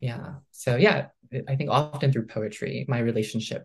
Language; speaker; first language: English; early bilingual, other home language; Min Nan Chinese